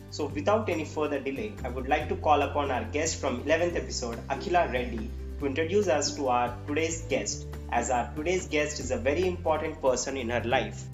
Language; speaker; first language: English; non-native, local second language; Telugu